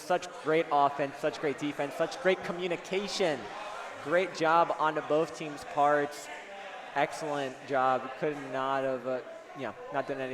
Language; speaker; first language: English; native; English